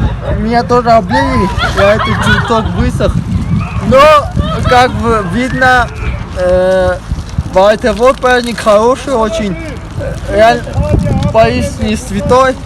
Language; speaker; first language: Russian; non-native, local second language; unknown